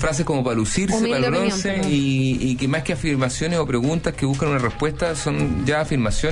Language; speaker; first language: Spanish; native; Spanish